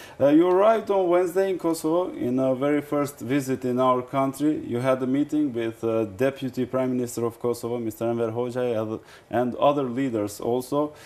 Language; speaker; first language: English; non-native, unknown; Albanian